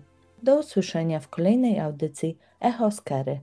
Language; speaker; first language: Polish; native; Polish